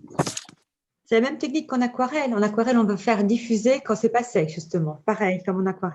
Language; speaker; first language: French; native; French